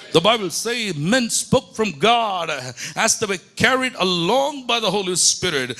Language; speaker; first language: English; non-native, local second language; Tamil